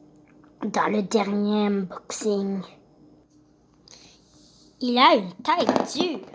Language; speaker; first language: French; native; French